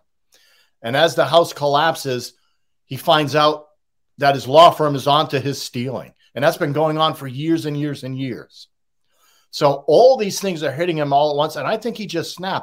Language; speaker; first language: English; native; English